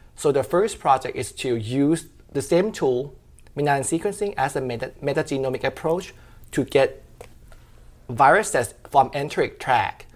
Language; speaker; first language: English; non-native, fluent; Thai